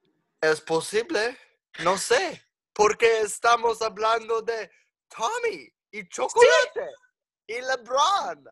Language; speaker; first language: Spanish; non-native, learner; English